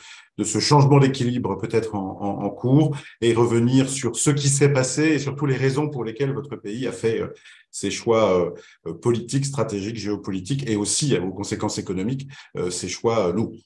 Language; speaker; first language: French; native; French